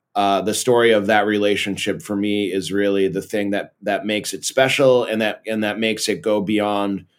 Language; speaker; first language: English; early bilingual, other home language; Portuguese